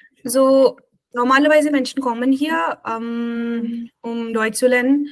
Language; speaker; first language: German; non-native, learner; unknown